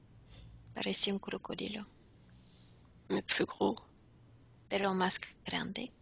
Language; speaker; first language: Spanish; non-native, fluent; French